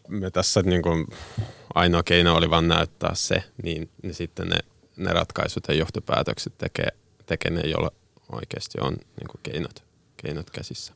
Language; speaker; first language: Finnish; non-native, fluent; Russian